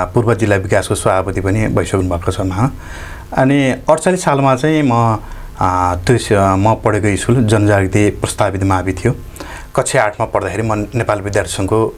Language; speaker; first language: Nepali; native; Nepali